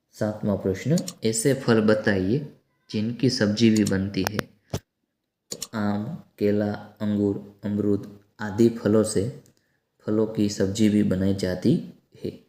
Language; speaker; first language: Hindi; non-native, local second language; Gujarati